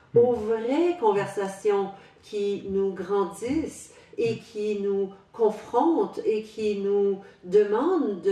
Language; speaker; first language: French; non-native, local second language; English